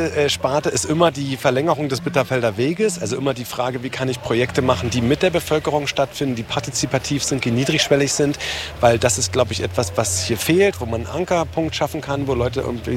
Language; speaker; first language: German; native; German